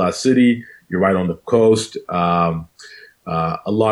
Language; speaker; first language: English; non-native, local second language; Krio